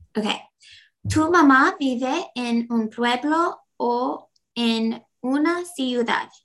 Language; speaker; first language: Spanish; non-native, learner; English